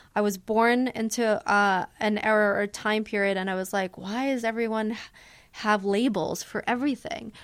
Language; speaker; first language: English; native; English